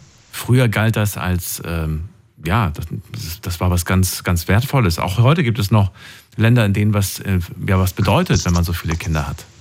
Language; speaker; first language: German; native; German